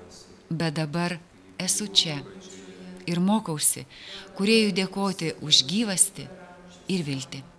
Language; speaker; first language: Lithuanian; native; Lithuanian